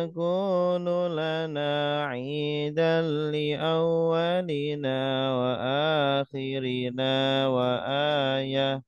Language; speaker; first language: Arabic; non-native, fluent; Indonesian